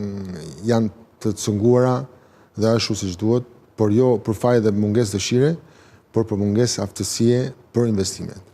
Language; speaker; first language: Albanian; native; Albanian